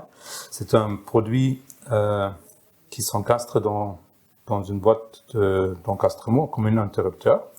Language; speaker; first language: French; non-native, fluent; German